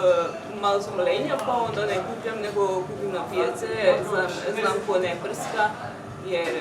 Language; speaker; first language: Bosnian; non-native, local second language; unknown